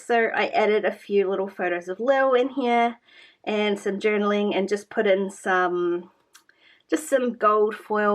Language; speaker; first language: English; native; English